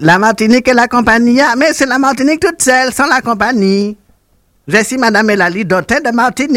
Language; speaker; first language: French; non-native, local second language; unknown